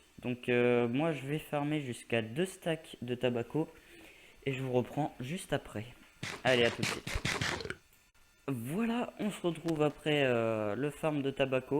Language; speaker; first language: French; native; French